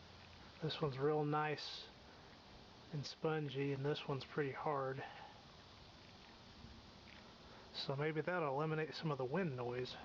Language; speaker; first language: English; native; English